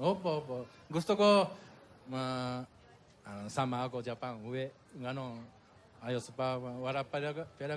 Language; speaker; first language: Filipino; non-native, learner; Japanese